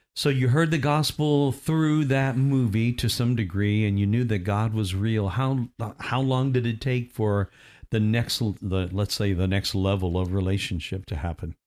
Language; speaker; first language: English; native; English